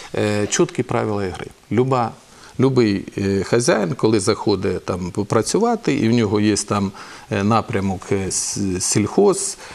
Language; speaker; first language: Ukrainian; native; Ukrainian